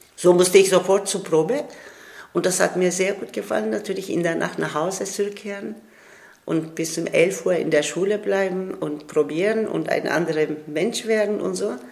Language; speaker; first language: German; non-native, fluent; Turkish